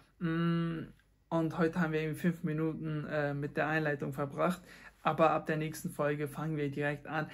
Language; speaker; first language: German; non-native, fluent; Persian